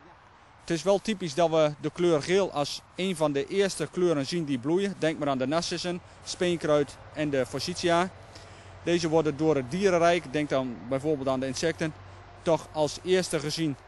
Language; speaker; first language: Dutch; native; Dutch